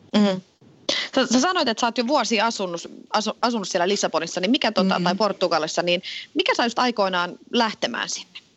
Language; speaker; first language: Finnish; native; Finnish